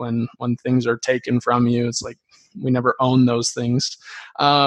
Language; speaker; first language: English; native; English